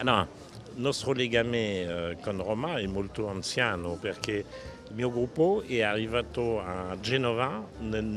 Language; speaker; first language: Italian; non-native, fluent; French